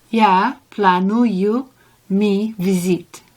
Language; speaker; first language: Ukrainian; non-native, learner; English